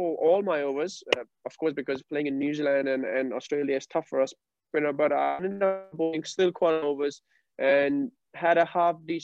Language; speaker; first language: English; non-native, local second language; Punjabi